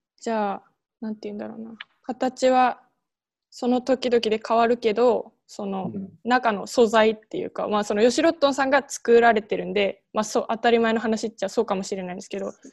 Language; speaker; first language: Japanese; native; Japanese